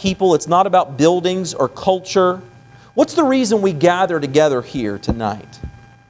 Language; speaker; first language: English; native; English